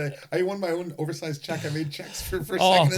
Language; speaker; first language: English; native; English